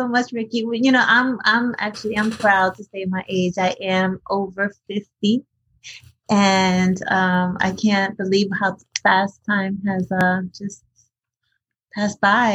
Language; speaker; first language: English; early bilingual, other home language; Spanish